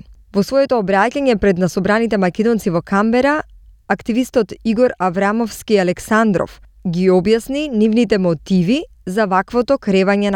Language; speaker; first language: Macedonian; native; Macedonian